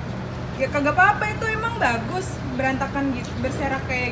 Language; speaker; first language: Indonesian; native; Indonesian